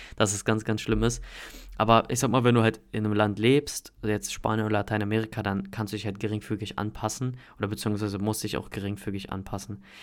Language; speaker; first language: German; native; German